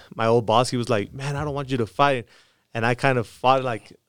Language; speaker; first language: English; early bilingual, other home language; Spanish